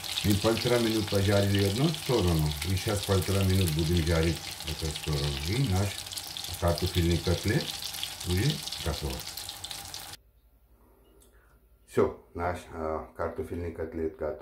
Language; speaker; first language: Russian; non-native, learner; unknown